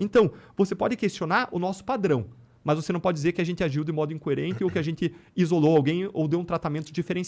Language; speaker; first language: Portuguese; native; Portuguese